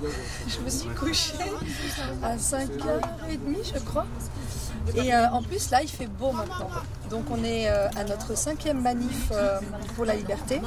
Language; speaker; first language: French; native; French